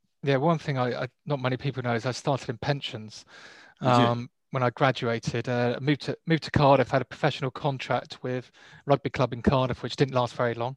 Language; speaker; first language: English; native; English